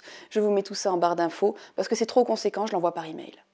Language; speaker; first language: French; native; French